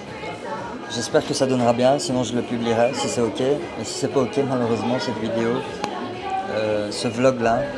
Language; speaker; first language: French; early bilingual, heritage; Turkish